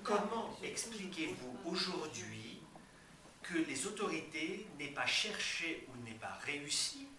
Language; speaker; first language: French; native; French